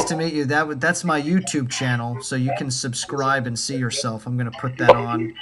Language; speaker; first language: English; native; English